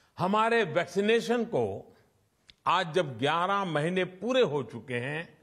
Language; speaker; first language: Hindi; non-native, local second language; Gujarati